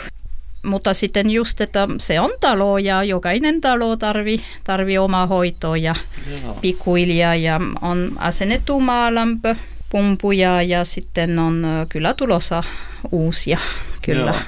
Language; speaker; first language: Finnish; non-native, learner; French